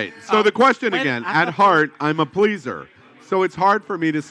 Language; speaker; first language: English; native; English